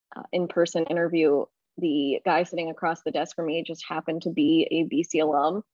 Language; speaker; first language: English; native; English